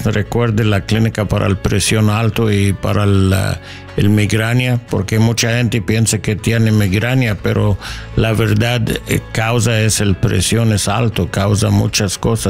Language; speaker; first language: Spanish; non-native, learner; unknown